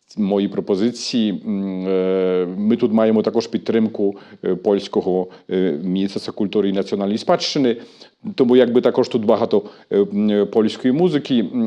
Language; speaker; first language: Ukrainian; early bilingual, heritage; Ukrainian